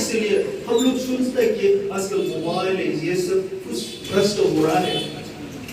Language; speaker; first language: Hindi; non-native, local second language; Bodo